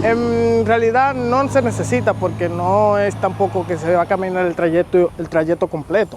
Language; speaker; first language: Spanish; native; Spanish